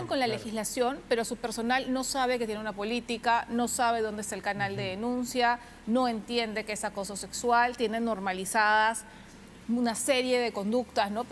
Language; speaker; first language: Spanish; native; Spanish